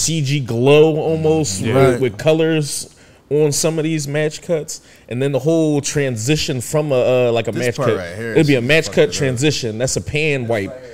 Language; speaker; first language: English; native; English